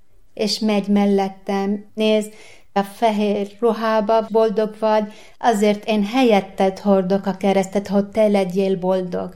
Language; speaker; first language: Hungarian; non-native, learner; Arabic